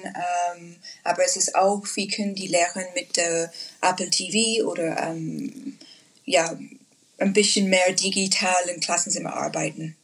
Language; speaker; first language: German; non-native, learner; English